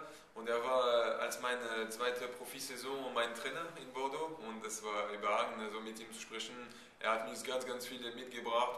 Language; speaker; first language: German; non-native, fluent; French